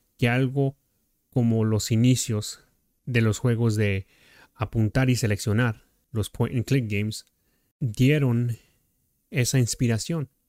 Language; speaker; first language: Spanish; early bilingual, heritage; Spanish